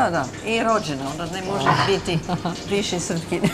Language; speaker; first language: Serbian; early bilingual, heritage; Serbian